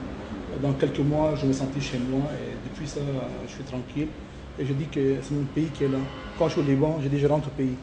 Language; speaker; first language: French; non-native, local second language; Arabic